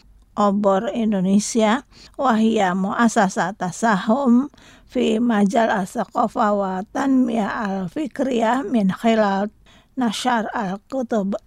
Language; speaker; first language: Arabic; non-native, fluent; Indonesian